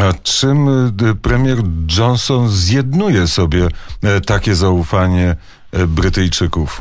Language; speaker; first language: Polish; native; Polish